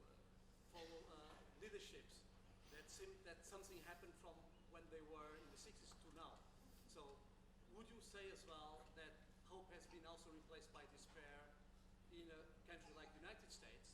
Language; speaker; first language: English; non-native, fluent; Portuguese